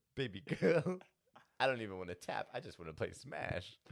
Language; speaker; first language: English; early bilingual, other home language; Hindi